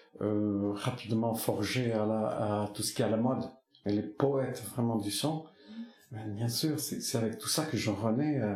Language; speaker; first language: French; non-native, local second language; Basque